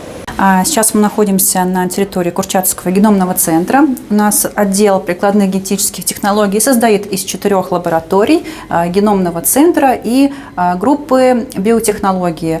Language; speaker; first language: Russian; native; Russian